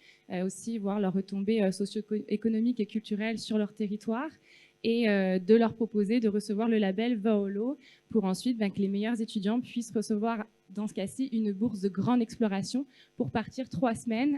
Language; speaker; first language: French; native; French